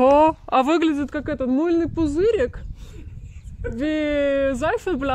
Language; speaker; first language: Russian; native; Russian